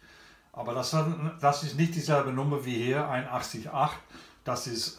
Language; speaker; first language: German; non-native, learner; English